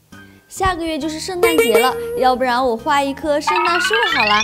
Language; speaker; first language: Chinese; native; Chinese